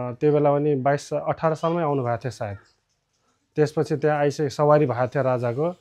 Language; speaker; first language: Nepali; non-native, local second language; Rana Tharu